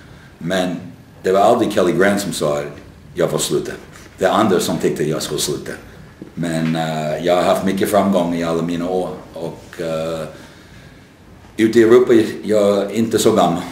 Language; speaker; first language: Swedish; non-native, fluent; English